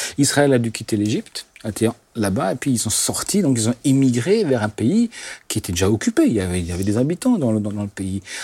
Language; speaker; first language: French; non-native, local second language; Swiss German